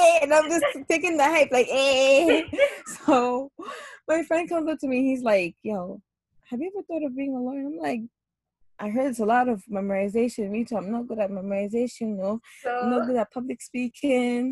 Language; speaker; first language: English; non-native, local second language; Hausa